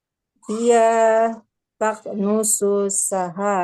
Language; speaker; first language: Arabic; non-native, learner; Indonesian